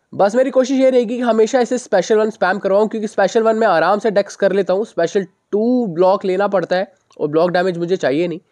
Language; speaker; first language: Hindi; native; Hindi